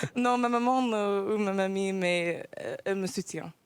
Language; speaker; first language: French; early bilingual, heritage; English